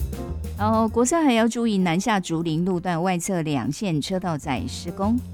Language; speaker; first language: Chinese; native; Chinese